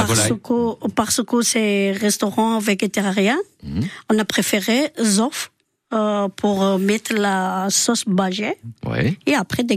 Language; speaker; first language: French; non-native, learner; Georgian